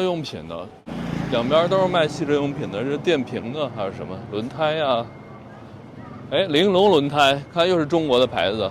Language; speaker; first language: Chinese; native; Chinese